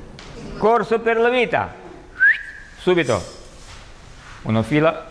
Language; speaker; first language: Italian; non-native, learner; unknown